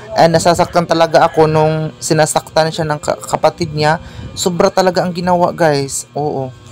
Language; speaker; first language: Filipino; non-native, local second language; Cebuano